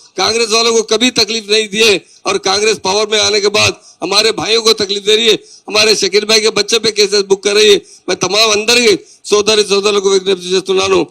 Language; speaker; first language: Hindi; non-native, local second language; Urdu